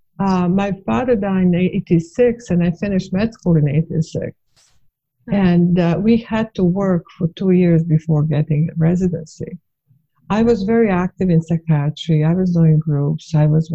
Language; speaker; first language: English; non-native, fluent; Bosnian